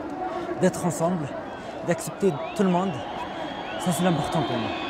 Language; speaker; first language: French; non-native, fluent; Arabic